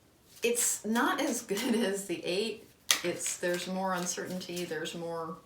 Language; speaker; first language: English; native; English